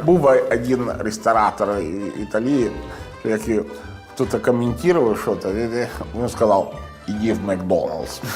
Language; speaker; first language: Ukrainian; non-native, learner; Italian